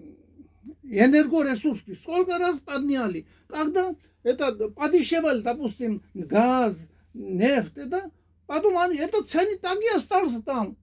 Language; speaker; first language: Russian; non-native, fluent; Georgian